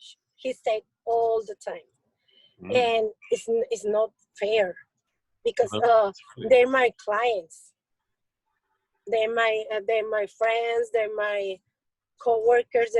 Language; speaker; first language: English; non-native, learner; Spanish